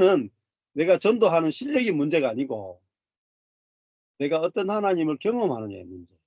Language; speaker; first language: Korean; native; Korean